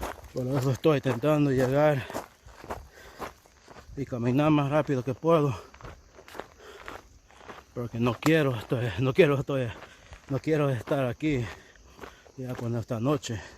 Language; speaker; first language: Spanish; early bilingual, heritage; Spanish